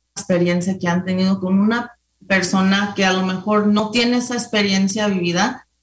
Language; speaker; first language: Spanish; early bilingual, heritage; Spanish